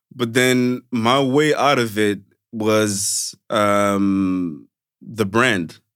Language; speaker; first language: English; non-native, fluent; Portuguese